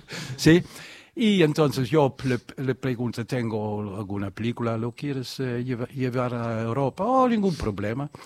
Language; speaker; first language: Spanish; non-native, fluent; Dutch